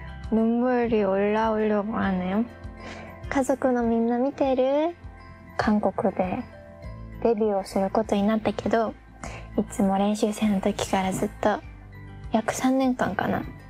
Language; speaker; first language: Japanese; native; Japanese